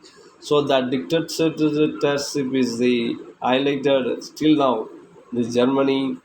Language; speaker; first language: English; non-native, local second language; Tamil